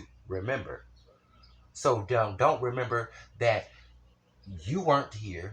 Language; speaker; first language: English; native; English